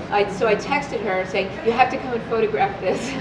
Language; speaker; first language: English; native; English